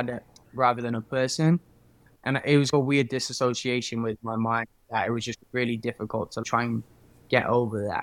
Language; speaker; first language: English; native; English